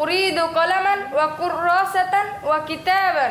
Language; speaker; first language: Arabic; non-native, learner; Bangla